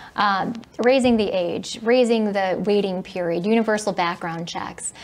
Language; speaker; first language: English; native; English